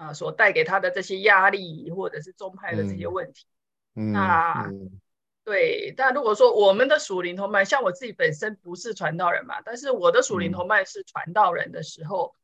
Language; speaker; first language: Chinese; native; Chinese